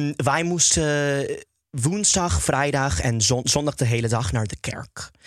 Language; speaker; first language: Dutch; non-native, fluent; English